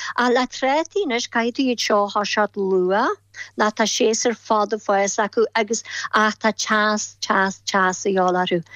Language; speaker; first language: Irish; native; Irish